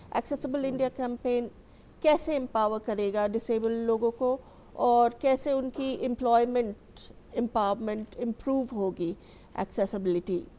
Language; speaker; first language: Hindi; native; Hindi